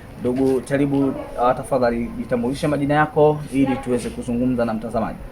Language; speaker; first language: Swahili; native; Swahili